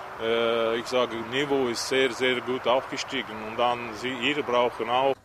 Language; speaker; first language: German; non-native, learner; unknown